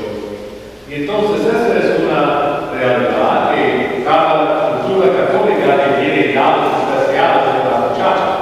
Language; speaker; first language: Spanish; non-native, learner; English